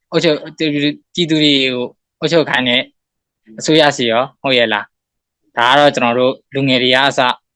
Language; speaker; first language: Burmese; native; Burmese